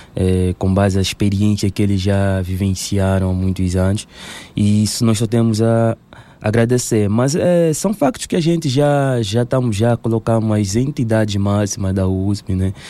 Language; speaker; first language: Portuguese; native; Portuguese